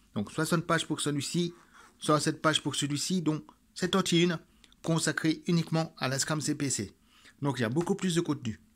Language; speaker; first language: French; native; French